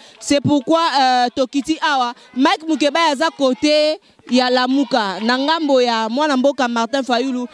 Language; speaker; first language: Lingala; native; Lingala